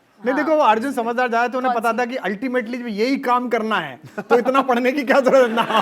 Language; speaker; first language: Hindi; native; Hindi